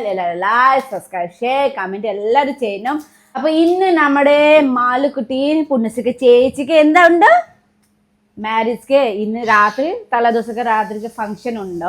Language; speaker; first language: Malayalam; non-native, fluent; Nepali